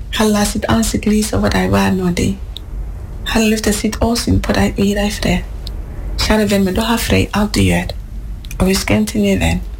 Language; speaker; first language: Norwegian; non-native, fluent; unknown